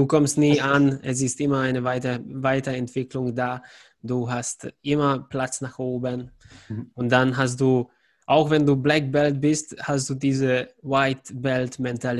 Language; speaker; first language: German; non-native, fluent; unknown